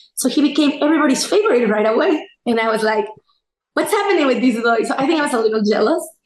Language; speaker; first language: English; non-native, fluent; Spanish